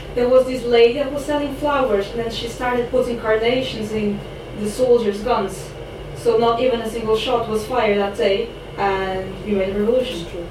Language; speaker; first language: English; non-native, fluent; Portuguese